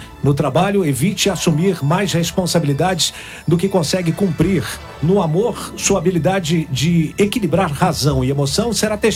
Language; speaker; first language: Portuguese; native; Portuguese